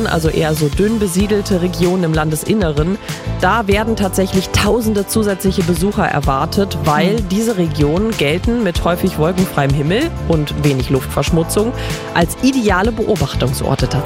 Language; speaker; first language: German; native; German